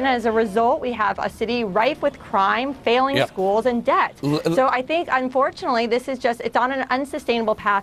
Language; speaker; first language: English; native; English